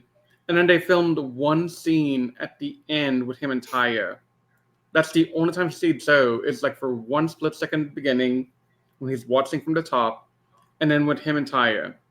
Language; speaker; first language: English; native; English